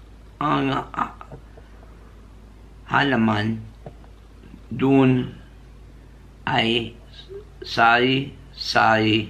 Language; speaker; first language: Filipino; non-native, learner; English